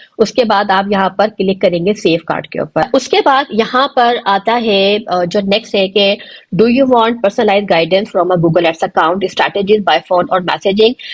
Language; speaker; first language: Urdu; native; Urdu